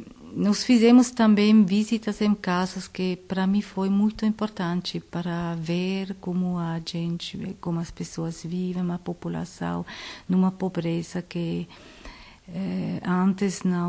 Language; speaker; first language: Portuguese; non-native, learner; Italian